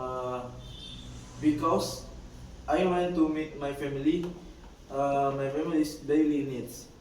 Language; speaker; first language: English; non-native, learner; Indonesian